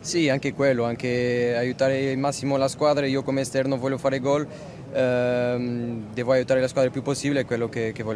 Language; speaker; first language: Italian; non-native, fluent; Portuguese